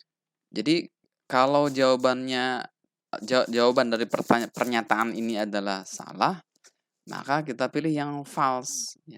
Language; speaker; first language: Indonesian; native; Indonesian